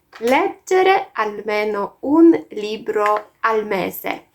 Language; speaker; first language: Italian; non-native, fluent; Polish